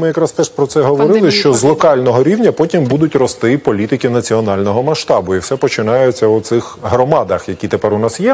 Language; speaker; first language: Ukrainian; native; Ukrainian